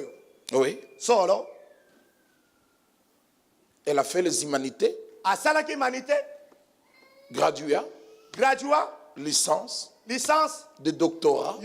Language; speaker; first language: French; non-native, local second language; Lingala